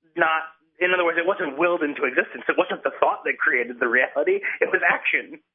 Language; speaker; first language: English; non-native, fluent; Dutch